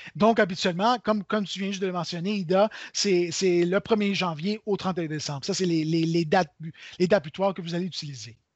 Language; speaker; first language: French; native; French